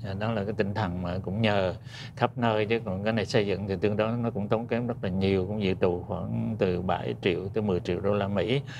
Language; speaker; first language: Vietnamese; native; Vietnamese